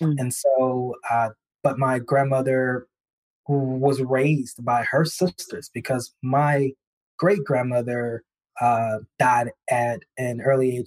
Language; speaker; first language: English; native; English